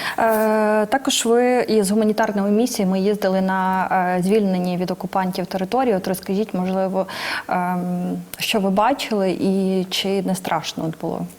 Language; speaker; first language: Ukrainian; native; Ukrainian